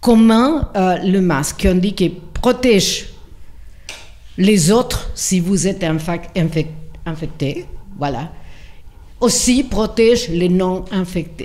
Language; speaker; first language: French; non-native, fluent; Spanish